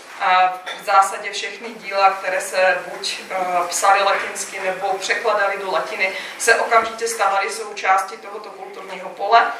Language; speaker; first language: Czech; non-native, fluent; Russian